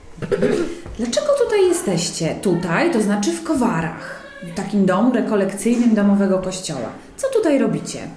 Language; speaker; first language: Polish; native; Polish